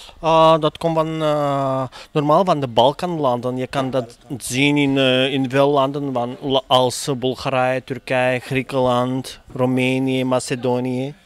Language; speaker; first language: Dutch; non-native, learner; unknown